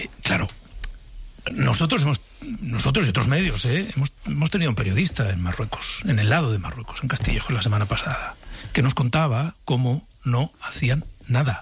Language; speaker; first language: Spanish; native; Spanish